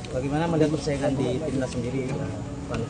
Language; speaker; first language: Indonesian; native; Indonesian